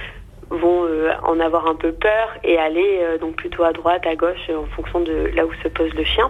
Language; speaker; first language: French; native; French